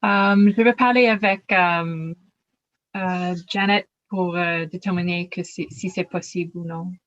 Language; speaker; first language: French; non-native, learner; English